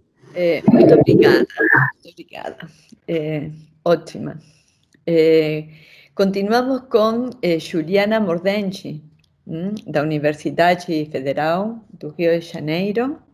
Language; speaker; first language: Portuguese; non-native, fluent; Spanish